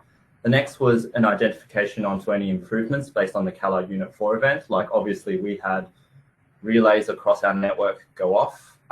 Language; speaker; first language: English; native; English